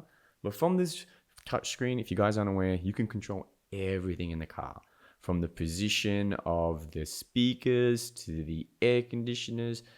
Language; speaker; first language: English; native; English